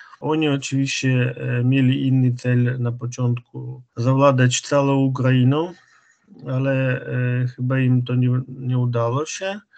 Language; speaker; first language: Polish; non-native, fluent; Ukrainian